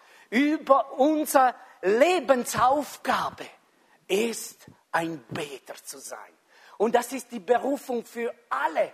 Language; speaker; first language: German; non-native, fluent; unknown